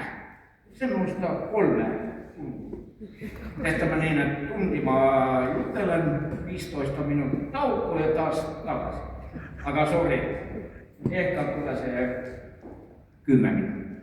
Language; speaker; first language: Finnish; non-native, local second language; Estonian